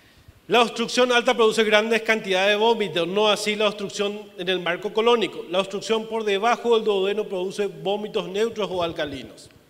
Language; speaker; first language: Spanish; native; Spanish